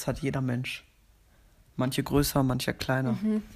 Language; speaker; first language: German; native; German